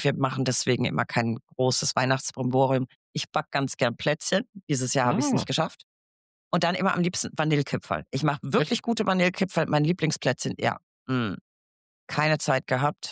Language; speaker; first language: German; native; German